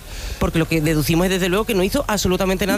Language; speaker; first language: Spanish; native; Spanish